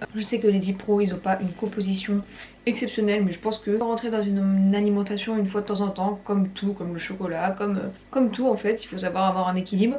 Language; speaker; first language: French; native; French